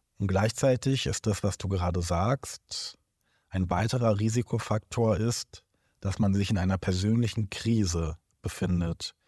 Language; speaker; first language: German; native; German